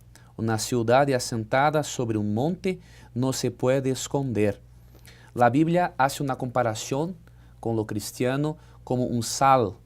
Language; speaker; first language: Spanish; non-native, fluent; Portuguese